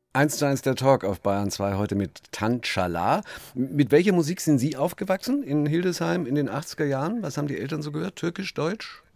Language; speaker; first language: German; native; German